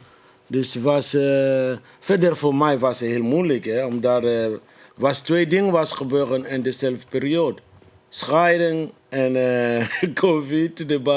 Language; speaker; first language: Dutch; non-native, fluent; Lingala